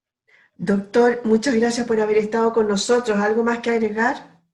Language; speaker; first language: Spanish; native; Spanish